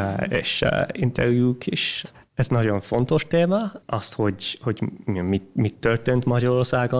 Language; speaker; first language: Hungarian; early bilingual, heritage; English